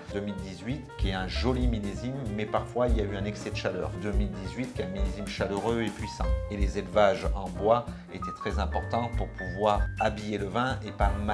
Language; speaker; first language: French; native; French